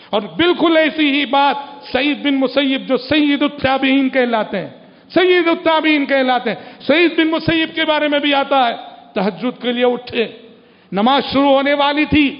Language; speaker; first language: Urdu; native; Urdu